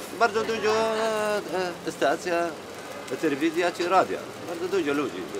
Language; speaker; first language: Polish; non-native, learner; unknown